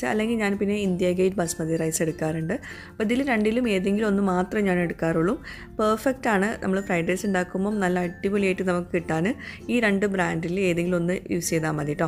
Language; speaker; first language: Malayalam; native; Malayalam